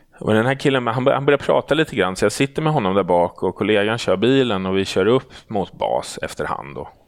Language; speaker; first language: Swedish; native; Swedish